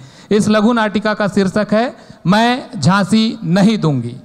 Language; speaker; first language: Hindi; native; Hindi